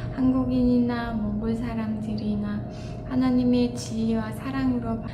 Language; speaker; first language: Korean; non-native, fluent; Mongolian